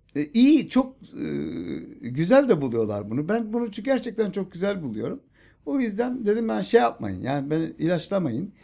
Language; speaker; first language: Turkish; native; Turkish